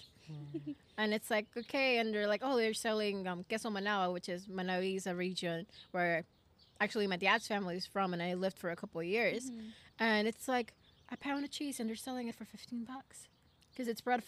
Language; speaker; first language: English; non-native, fluent; Spanish